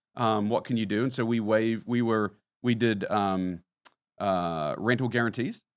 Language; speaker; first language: English; native; English